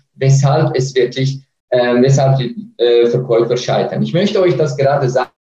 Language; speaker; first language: German; native; German